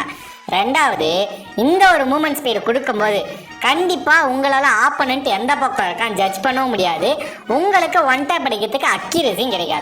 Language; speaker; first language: Tamil; native; Tamil